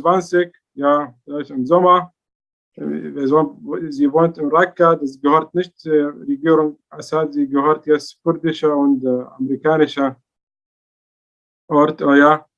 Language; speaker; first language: German; non-native, learner; Arabic